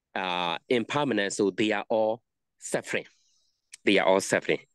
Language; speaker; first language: English; non-native, learner; Burmese